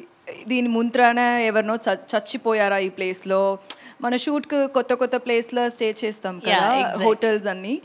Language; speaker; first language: Telugu; non-native, learner; Tamil